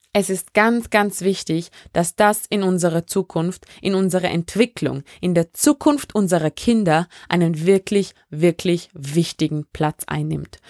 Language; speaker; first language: German; early bilingual, other home language; French